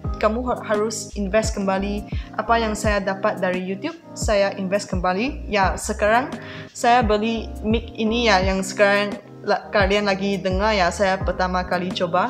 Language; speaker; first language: Indonesian; non-native, fluent; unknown